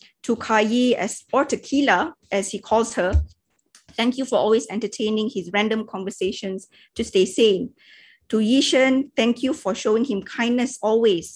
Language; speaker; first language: English; non-native, local second language; Malay